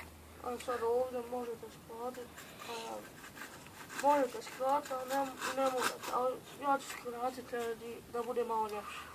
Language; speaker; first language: Bosnian; native; Bosnian